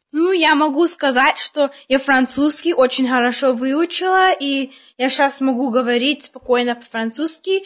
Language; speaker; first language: Russian; early bilingual, heritage; Russian